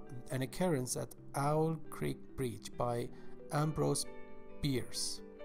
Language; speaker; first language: English; non-native, fluent; Persian